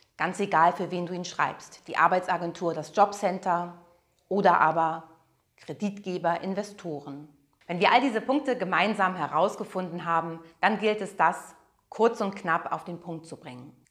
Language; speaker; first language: German; native; German